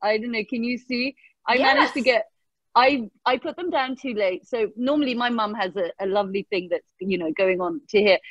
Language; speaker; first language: English; early bilingual, other home language; Persian